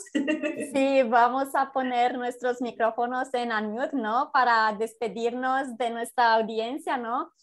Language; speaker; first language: Spanish; native; Spanish